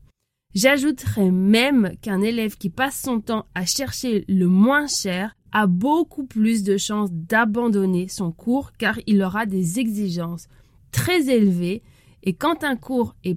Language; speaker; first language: French; native; French